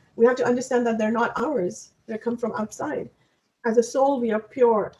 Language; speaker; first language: English; non-native, local second language; Hindi